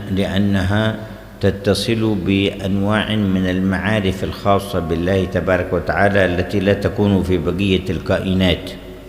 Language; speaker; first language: Arabic; native; Arabic